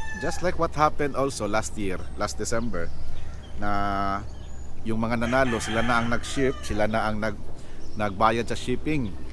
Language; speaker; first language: Filipino; non-native, local second language; Cebuano